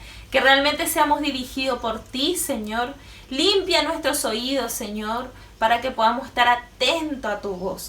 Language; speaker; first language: Spanish; native; Spanish